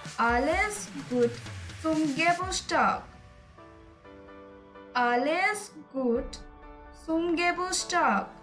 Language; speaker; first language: German; non-native, learner; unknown